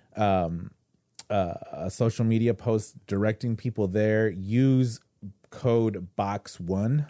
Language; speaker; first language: English; native; English